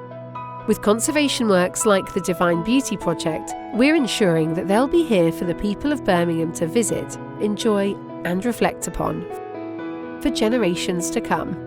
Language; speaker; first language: English; native; English